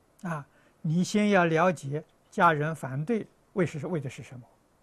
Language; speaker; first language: Chinese; native; Chinese